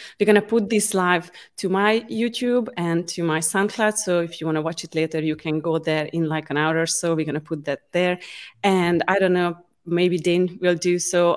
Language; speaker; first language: English; non-native, fluent; Hungarian